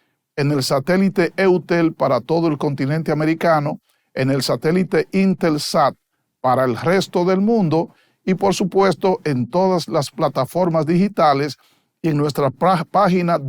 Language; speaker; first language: Spanish; native; Spanish